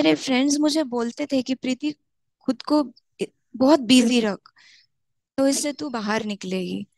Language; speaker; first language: Hindi; non-native, local second language; Marathi